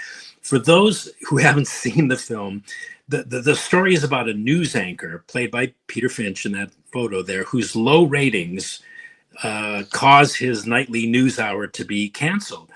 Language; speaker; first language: English; native; English